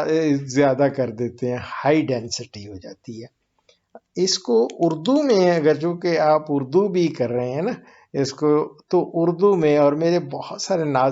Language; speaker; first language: Urdu; native; Urdu